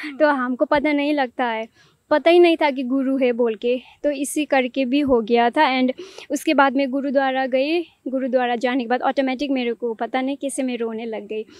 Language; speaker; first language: Hindi; non-native, local second language; Nepali